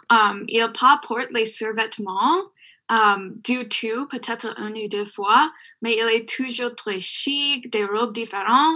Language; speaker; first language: French; non-native, learner; English